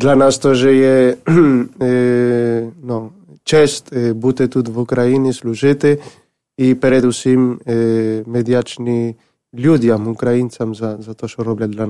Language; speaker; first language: Ukrainian; non-native, learner; Spanish